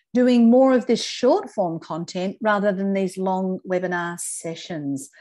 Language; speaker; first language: English; native; English